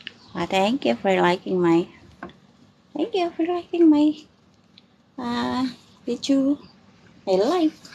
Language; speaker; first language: English; non-native, local second language; Filipino